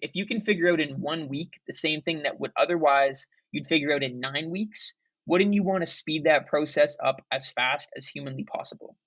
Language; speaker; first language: English; native; English